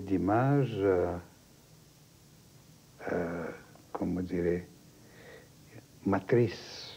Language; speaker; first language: French; non-native, fluent; Greek